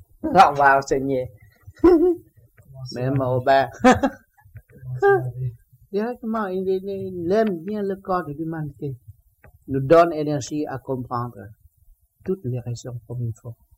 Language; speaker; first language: French; non-native, learner; Vietnamese